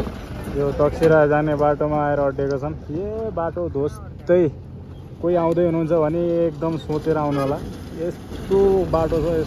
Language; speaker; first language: Nepali; native; Nepali